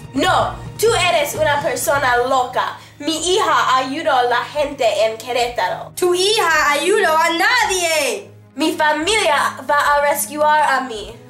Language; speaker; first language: Spanish; non-native, learner; English